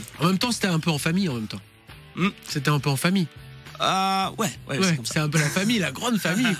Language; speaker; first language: French; native; French